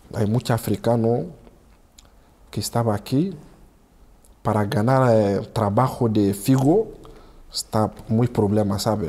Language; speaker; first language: Spanish; non-native, learner; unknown